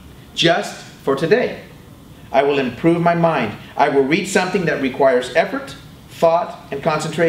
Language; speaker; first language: English; native; English